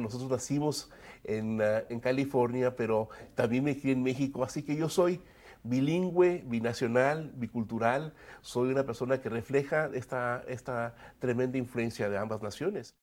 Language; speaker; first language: Spanish; early bilingual, other home language; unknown